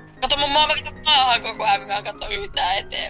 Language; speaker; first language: Finnish; native; Finnish